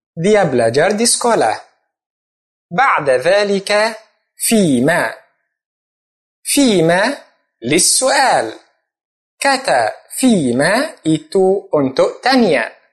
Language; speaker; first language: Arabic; non-native, fluent; Indonesian